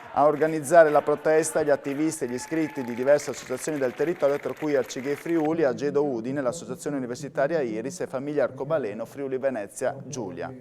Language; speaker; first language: Italian; native; Italian